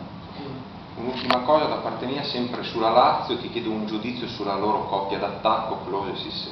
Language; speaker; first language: Italian; native; Italian